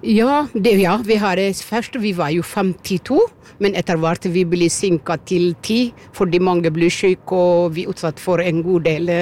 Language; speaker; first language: Norwegian; non-native, fluent; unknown